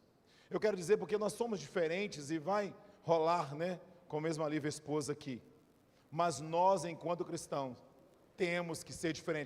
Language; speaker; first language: Portuguese; native; Portuguese